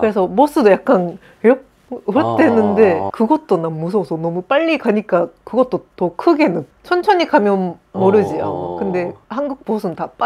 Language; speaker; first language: Korean; non-native, fluent; Japanese